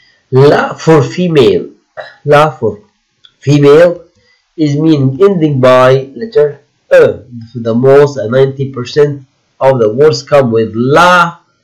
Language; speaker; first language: English; non-native, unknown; Arabic